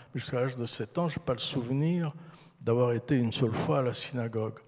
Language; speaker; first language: French; early bilingual, heritage; French